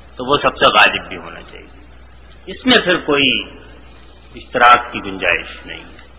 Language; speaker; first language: Urdu; native; Urdu